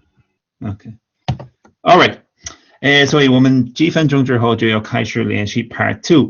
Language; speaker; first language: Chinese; non-native, fluent; English